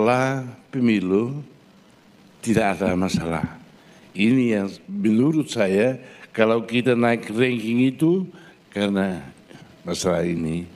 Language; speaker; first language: Indonesian; non-native, fluent; Portuguese